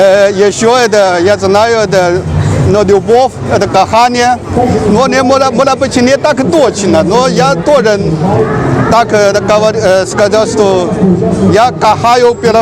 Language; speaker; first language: Russian; non-native, learner; Chinese